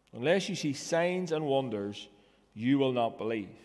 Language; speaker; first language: English; native; English